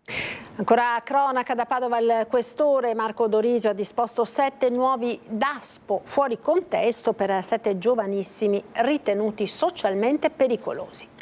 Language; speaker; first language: Italian; native; Italian